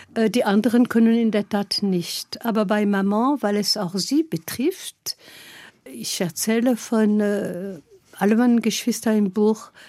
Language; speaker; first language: German; non-native, fluent; French